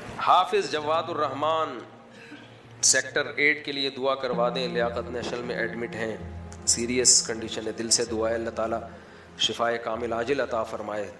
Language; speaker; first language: Urdu; native; Urdu